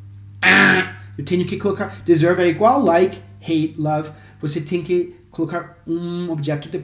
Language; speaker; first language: Portuguese; non-native, fluent; English